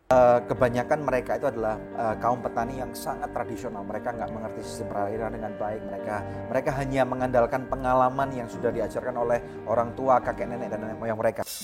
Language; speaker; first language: Indonesian; native; Indonesian